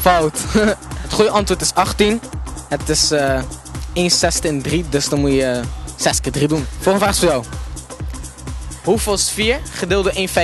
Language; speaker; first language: Dutch; native; Dutch